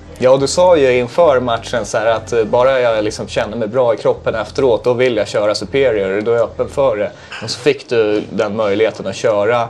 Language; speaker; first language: Swedish; native; Swedish